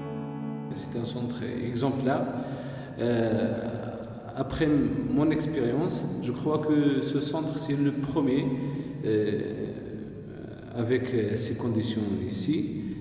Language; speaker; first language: French; non-native, local second language; Arabic